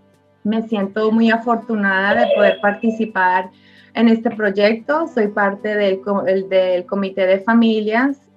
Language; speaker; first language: Spanish; early bilingual, other home language; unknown